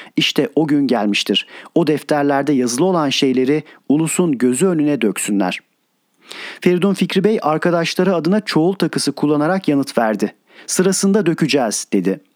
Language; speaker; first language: Turkish; native; Turkish